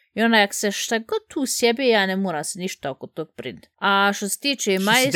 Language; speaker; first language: Bosnian; early bilingual, heritage; Bosnian